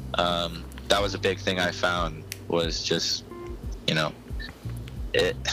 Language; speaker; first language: English; native; English